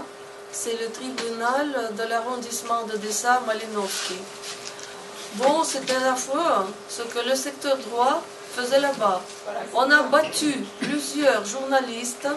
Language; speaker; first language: French; non-native, fluent; Russian